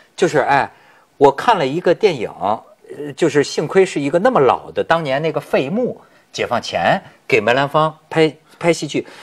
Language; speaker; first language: Chinese; native; Chinese